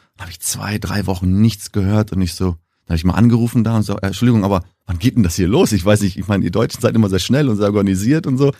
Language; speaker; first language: German; early bilingual, heritage; German